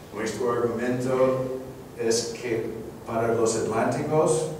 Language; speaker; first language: Spanish; non-native, fluent; English